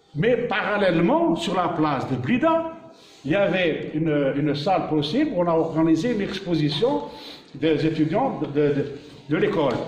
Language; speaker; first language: French; native; French